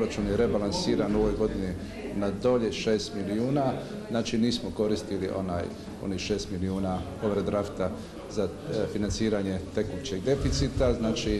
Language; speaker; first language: Serbian; native; Serbian